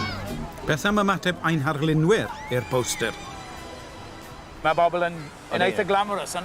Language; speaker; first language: Welsh; native; Welsh